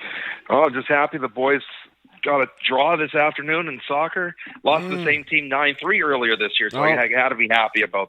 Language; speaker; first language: English; native; English